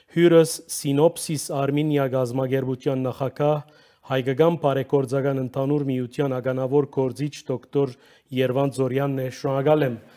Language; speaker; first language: Armenian; early bilingual, heritage; Armenian